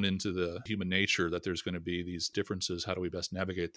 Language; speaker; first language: English; native; English